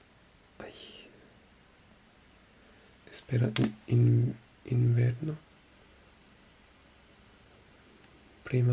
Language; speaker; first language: Spanish; non-native, learner; French